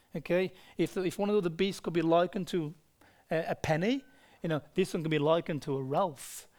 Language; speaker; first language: English; native; English